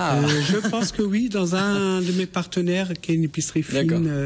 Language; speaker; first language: French; native; French